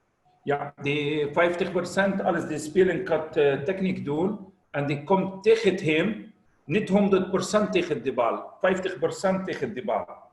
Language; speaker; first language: Dutch; non-native, learner; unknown